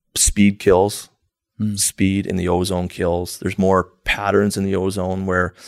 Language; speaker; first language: English; native; English